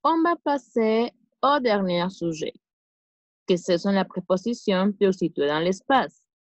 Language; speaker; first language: French; non-native, fluent; Spanish